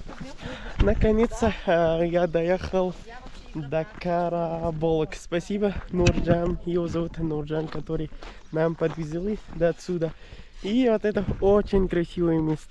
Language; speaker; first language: Russian; non-native, learner; Urdu